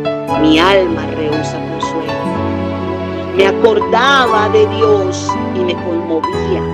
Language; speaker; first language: Spanish; native; Spanish